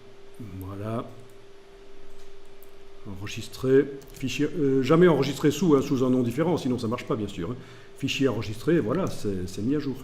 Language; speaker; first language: French; native; French